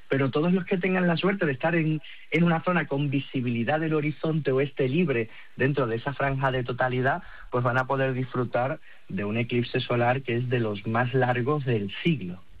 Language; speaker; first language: Spanish; native; Spanish